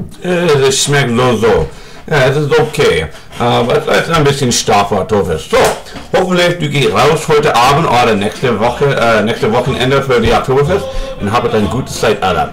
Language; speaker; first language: German; non-native, learner; English